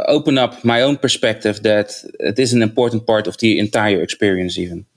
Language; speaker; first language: English; non-native, fluent; Dutch